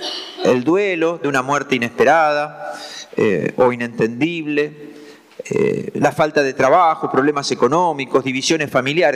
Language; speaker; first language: Spanish; native; Spanish